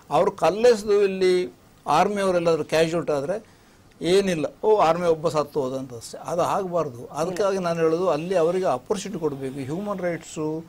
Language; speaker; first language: Kannada; non-native, local second language; Kodava